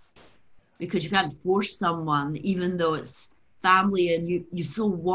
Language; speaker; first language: English; native; English